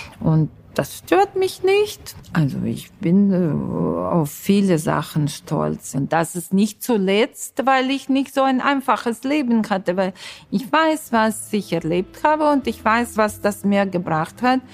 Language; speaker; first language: German; non-native, fluent; Russian